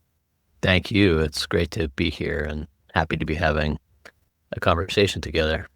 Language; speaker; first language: English; native; English